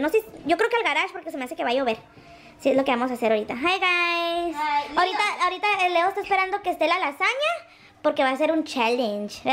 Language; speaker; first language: Spanish; native; Spanish